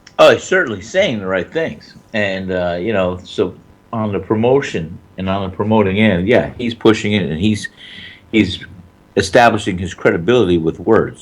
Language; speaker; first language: English; native; English